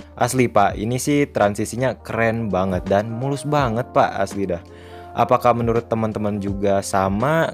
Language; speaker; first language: Indonesian; native; Indonesian